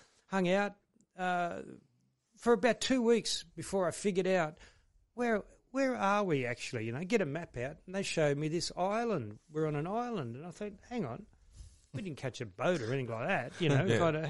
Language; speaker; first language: English; native; English